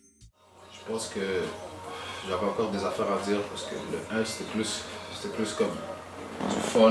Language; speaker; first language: French; native; French